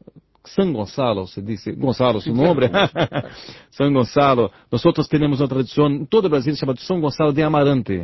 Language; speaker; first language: Spanish; non-native, learner; Portuguese